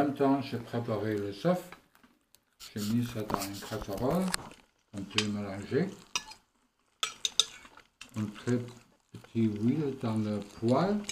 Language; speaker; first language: French; non-native, learner; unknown